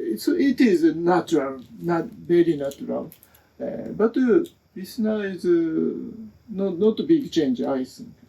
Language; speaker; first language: English; non-native, learner; Japanese